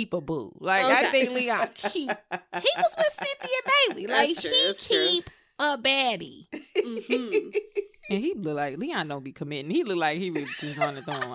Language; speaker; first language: English; native; English